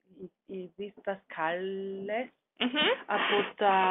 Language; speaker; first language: Greek; non-native, learner; German